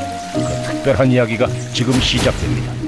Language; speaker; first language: Korean; native; Korean